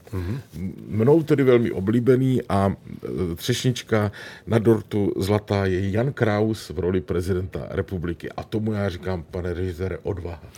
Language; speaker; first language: Czech; native; Czech